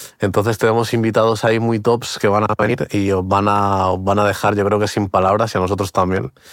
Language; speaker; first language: Spanish; early bilingual, other home language; Portuguese